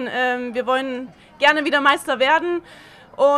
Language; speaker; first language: German; native; German